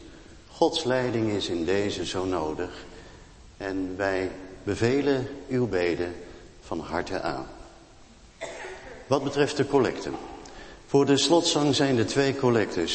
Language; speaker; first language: Dutch; native; Dutch